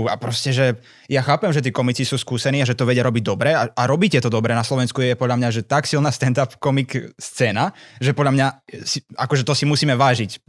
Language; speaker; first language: Slovak; native; Slovak